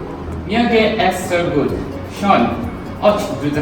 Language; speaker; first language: German; non-native, learner; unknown